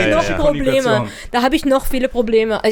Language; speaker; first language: German; early bilingual, other home language; Arabic